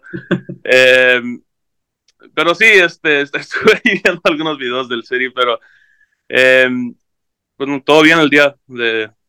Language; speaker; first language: Spanish; early bilingual, heritage; Spanish